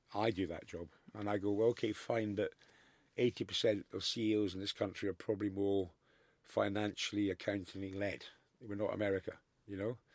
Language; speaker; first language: English; native; English